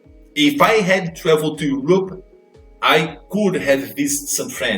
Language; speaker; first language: English; non-native, fluent; Portuguese